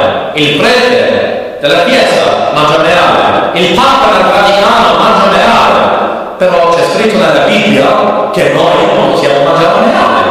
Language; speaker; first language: Italian; non-native, learner; English